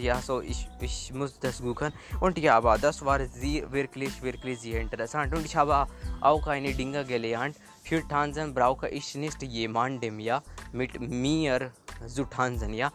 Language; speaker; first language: German; non-native, learner; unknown